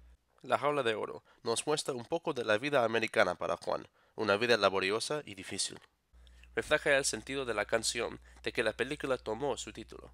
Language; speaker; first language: Spanish; non-native, fluent; English